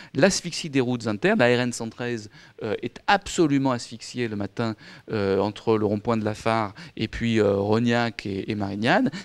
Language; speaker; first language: French; native; French